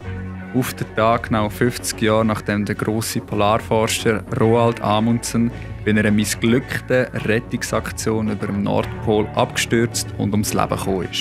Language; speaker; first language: German; native; German